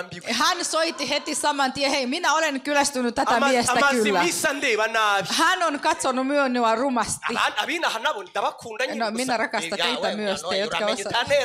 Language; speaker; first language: Finnish; non-native, fluent; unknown